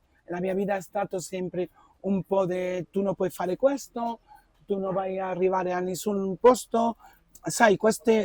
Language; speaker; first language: Italian; non-native, fluent; Spanish